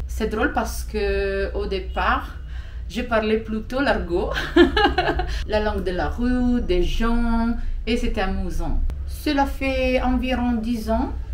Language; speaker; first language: French; non-native, fluent; Italian